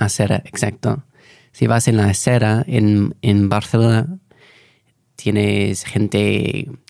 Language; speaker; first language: Spanish; non-native, fluent; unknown